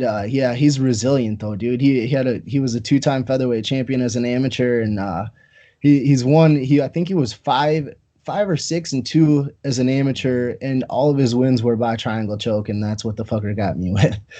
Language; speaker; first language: English; native; English